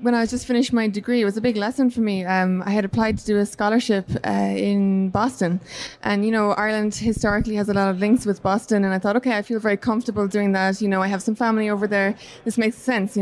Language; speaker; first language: English; native; English